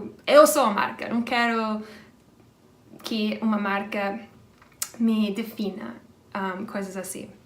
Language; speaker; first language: Portuguese; non-native, fluent; English